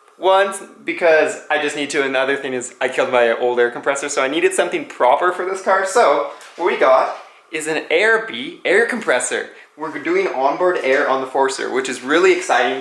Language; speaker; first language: English; native; English